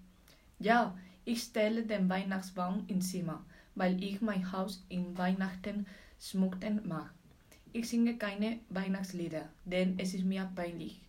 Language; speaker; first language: German; non-native, learner; Spanish